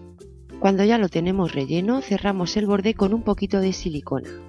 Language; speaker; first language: Spanish; native; Spanish